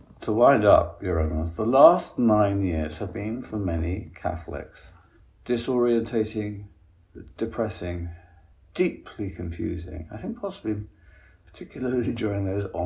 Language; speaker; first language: English; native; English